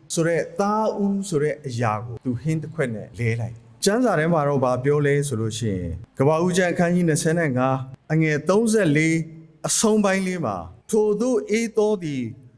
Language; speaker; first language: Burmese; non-native, local second language; Lahu